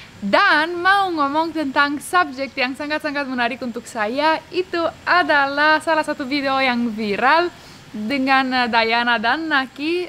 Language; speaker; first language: Indonesian; non-native, fluent; Romanian